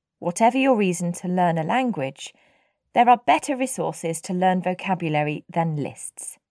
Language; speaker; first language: English; native; English